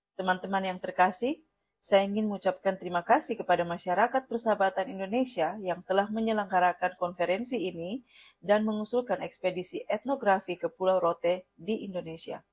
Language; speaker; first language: Indonesian; non-native, fluent; Russian